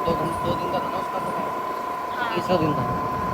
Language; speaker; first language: Hindi; native; Hindi